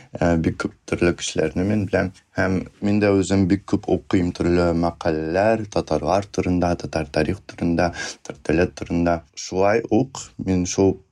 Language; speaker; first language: Tatar; non-native, fluent; Russian